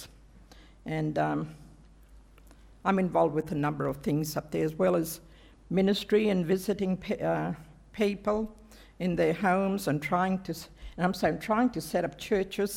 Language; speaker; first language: English; native; English